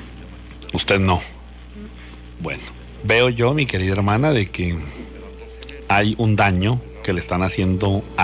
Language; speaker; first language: Spanish; native; Spanish